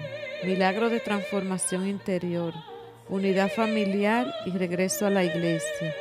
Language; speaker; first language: Spanish; native; Spanish